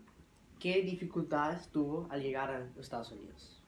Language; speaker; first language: Spanish; early bilingual, heritage; English